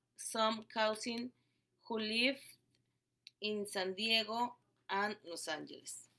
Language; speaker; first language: English; non-native, learner; Spanish